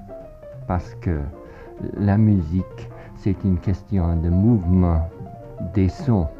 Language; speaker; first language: French; non-native, fluent; English